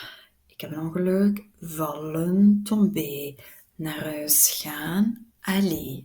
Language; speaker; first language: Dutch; non-native, local second language; French